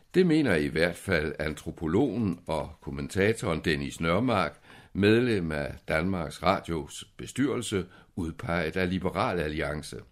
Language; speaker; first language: Danish; native; Danish